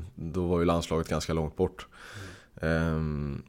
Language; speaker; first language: Swedish; native; Swedish